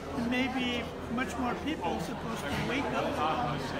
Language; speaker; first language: English; non-native, learner; Bulgarian